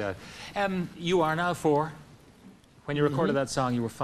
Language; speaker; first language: English; native; English